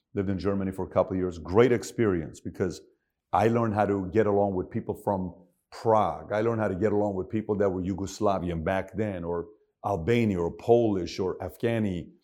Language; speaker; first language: English; early bilingual, other home language; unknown